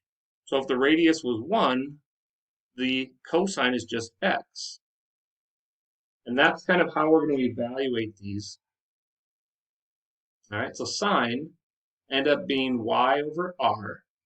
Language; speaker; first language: English; native; English